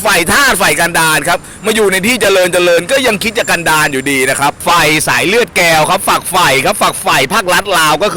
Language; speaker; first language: Thai; native; Thai